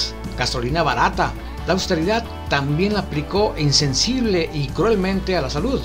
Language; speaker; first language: Spanish; native; Spanish